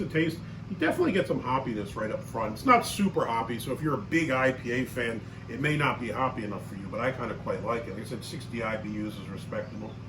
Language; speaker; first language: English; native; English